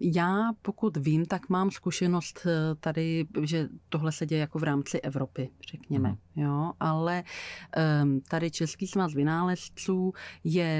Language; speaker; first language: Czech; native; Czech